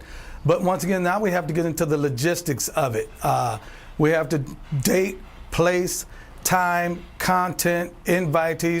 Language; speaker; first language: English; native; English